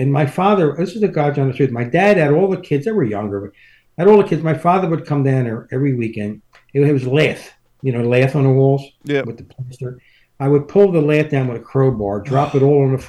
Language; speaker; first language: English; native; English